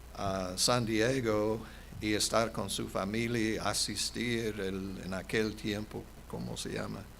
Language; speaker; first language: Spanish; non-native, fluent; English